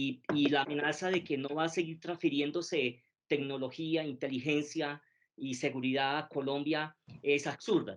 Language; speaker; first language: Spanish; native; Spanish